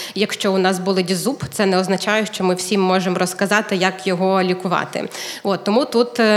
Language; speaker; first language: Ukrainian; native; Ukrainian